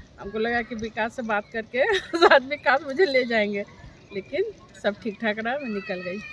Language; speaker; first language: Hindi; native; Hindi